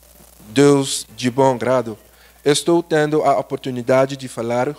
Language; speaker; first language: Portuguese; non-native, learner; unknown